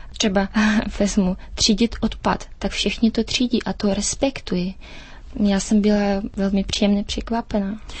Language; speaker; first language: Czech; early bilingual, heritage; Czech